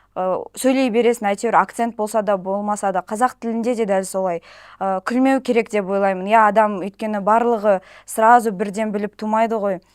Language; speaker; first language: Kazakh; non-native, local second language; Russian